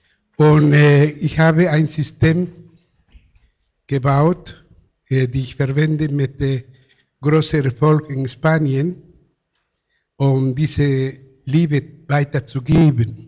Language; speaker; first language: German; non-native, fluent; Spanish